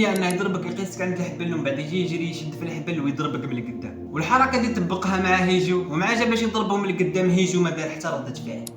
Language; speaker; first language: Arabic; native; Arabic